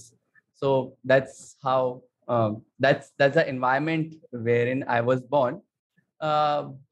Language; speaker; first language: English; non-native, local second language; Hindi